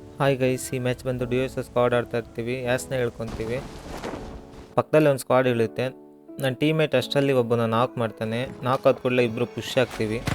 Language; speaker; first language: Kannada; native; Kannada